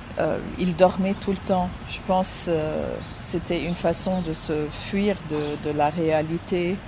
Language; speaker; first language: French; non-native, fluent; Arabic